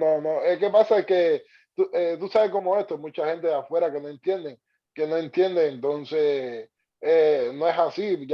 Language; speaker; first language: Spanish; native; Spanish